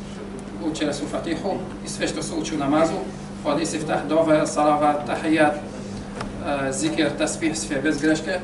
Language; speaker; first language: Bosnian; non-native, fluent; Arabic